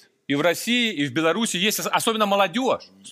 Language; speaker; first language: Russian; native; Russian